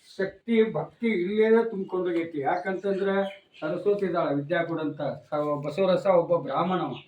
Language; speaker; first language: Kannada; native; Kannada